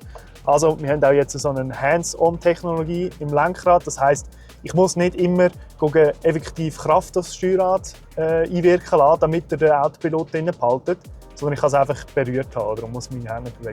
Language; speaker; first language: German; native; German